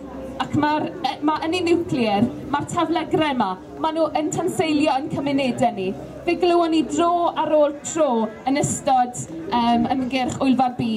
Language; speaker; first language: Welsh; native; Welsh